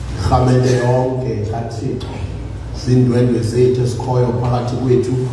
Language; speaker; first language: Zulu; non-native, local second language; Xhosa